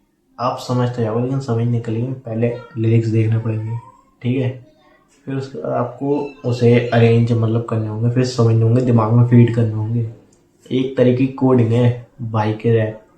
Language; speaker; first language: Hindi; native; Hindi